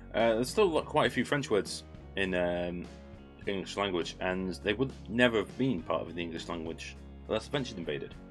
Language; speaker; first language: English; native; English